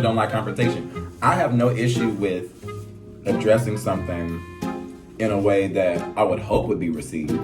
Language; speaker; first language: English; native; English